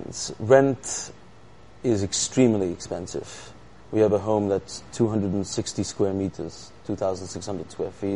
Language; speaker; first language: English; native; English